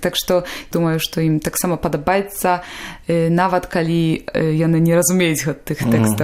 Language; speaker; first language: Belarusian; non-native, local second language; Polish